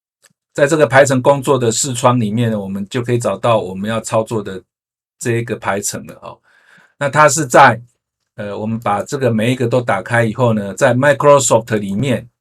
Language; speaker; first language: Chinese; native; Chinese